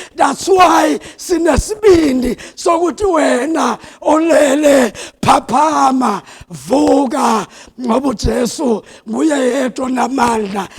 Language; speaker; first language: Zulu; non-native, local second language; South Ndebele